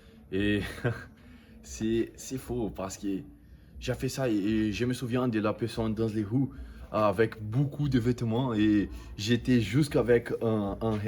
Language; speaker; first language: French; non-native, learner; Portuguese